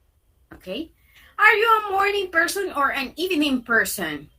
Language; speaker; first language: English; non-native, fluent; Spanish